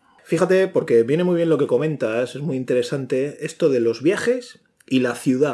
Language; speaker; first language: Spanish; native; Spanish